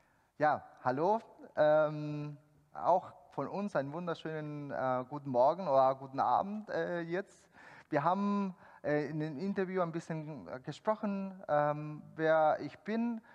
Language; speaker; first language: German; non-native, fluent; Spanish